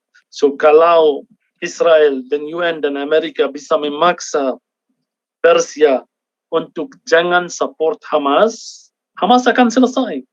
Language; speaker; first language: Indonesian; non-native, fluent; Arabic